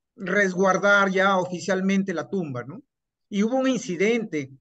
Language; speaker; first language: Spanish; native; Spanish